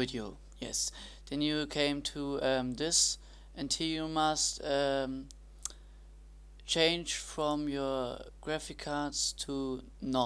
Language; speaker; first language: English; non-native, learner; German